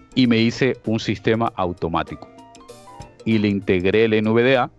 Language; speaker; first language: Spanish; native; Spanish